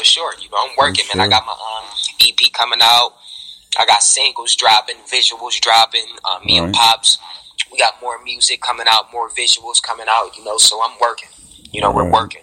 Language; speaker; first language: English; native; English